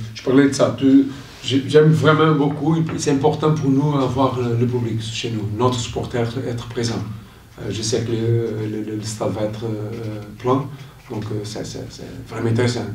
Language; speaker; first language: French; non-native, learner; Portuguese